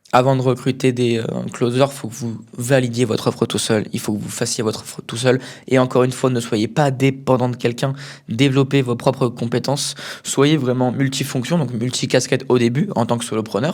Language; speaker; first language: French; native; French